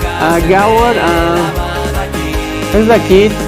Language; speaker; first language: Basque; non-native, learner; English